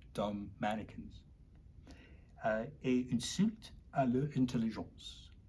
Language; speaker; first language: French; non-native, learner; English